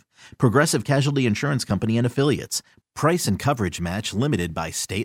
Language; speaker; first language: English; native; English